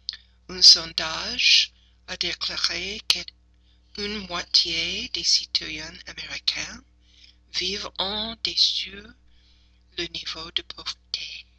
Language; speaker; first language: French; non-native, learner; English